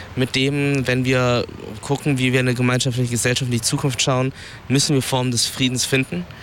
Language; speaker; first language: German; early bilingual, other home language; Vietnamese